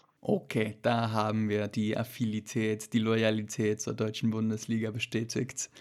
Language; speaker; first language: German; native; German